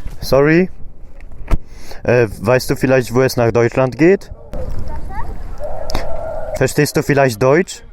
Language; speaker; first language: German; non-native, learner; Polish